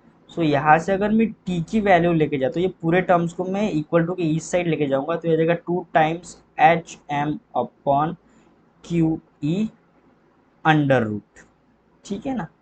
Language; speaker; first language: Hindi; native; Hindi